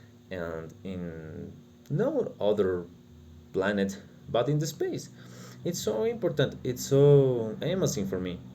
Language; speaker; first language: English; non-native, learner; Spanish